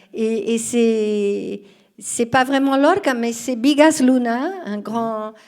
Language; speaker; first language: French; non-native, fluent; Portuguese